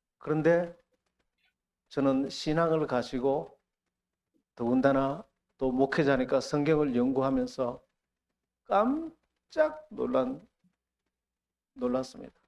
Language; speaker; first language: Korean; native; Korean